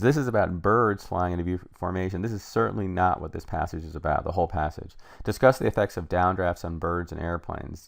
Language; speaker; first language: English; native; English